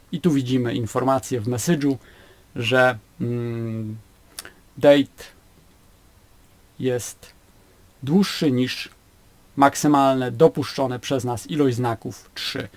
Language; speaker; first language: Polish; native; Polish